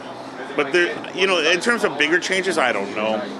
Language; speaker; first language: English; native; English